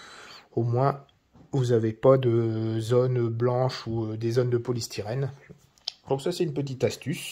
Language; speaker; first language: French; native; French